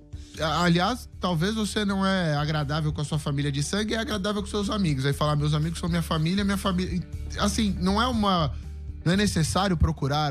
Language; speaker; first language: Portuguese; native; Portuguese